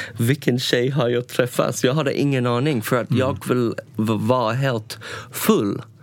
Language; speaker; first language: Swedish; non-native, learner; English